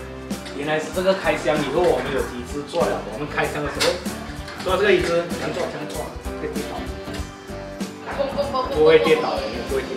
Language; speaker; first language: Chinese; native; Chinese